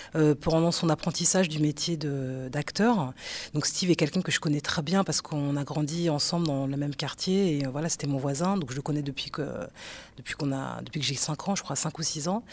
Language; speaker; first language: French; native; French